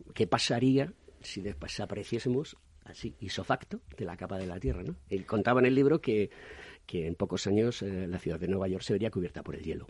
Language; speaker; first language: Spanish; native; Spanish